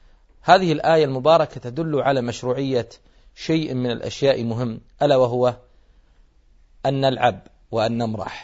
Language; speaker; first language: Arabic; native; Arabic